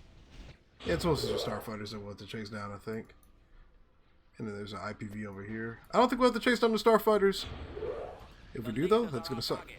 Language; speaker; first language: English; native; English